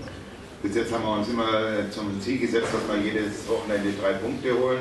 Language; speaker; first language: German; native; German